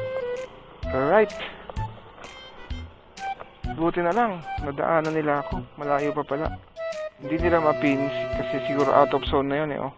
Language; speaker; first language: Filipino; native; Filipino